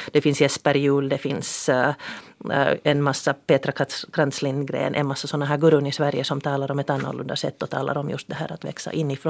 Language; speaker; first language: Swedish; native; Swedish